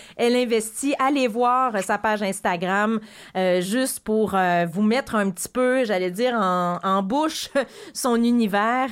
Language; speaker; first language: French; native; French